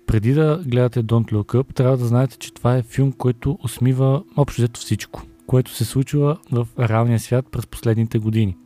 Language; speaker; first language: Bulgarian; native; Bulgarian